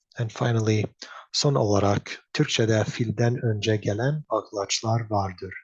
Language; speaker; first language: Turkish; non-native, learner; English